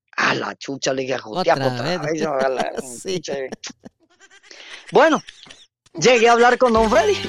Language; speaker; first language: Spanish; native; Spanish